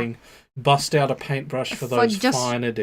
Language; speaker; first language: English; native; English